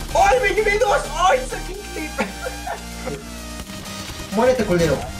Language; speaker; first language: Spanish; native; Spanish